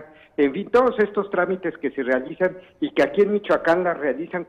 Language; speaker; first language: Spanish; native; Spanish